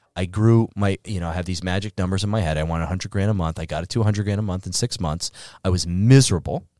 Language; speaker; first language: English; native; English